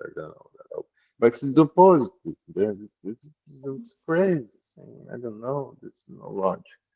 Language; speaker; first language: English; non-native, learner; Portuguese